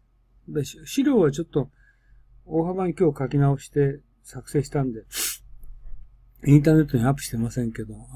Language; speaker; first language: Japanese; native; Japanese